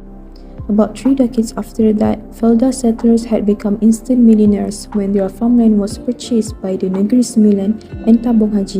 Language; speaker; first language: English; non-native, local second language; Malay